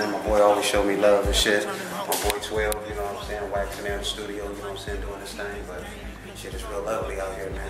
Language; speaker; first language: English; native; English